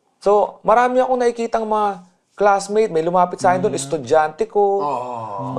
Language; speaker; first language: Filipino; native; Filipino